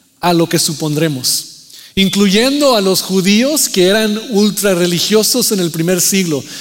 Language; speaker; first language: Spanish; early bilingual, heritage; Spanish